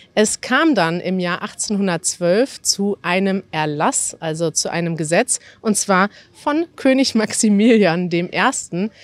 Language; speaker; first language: German; native; German